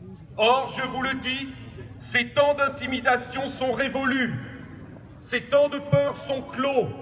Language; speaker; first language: French; native; French